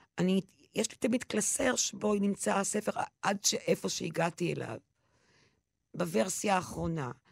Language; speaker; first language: Hebrew; non-native, local second language; French